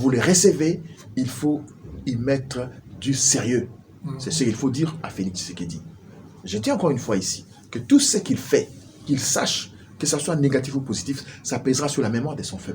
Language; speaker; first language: French; non-native, local second language; Lingala